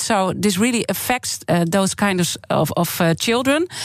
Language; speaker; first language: English; non-native, fluent; Dutch